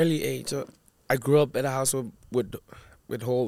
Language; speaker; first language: English; non-native, local second language; Zulu